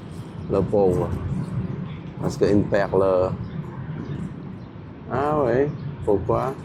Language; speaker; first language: French; non-native, fluent; Vietnamese